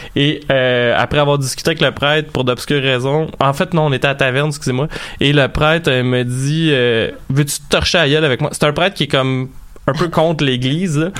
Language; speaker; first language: French; native; French